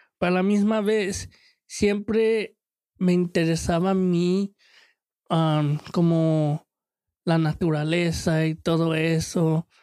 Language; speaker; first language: Spanish; early bilingual, heritage; Spanish